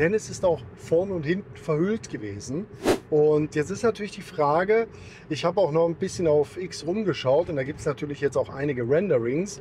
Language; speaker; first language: German; native; German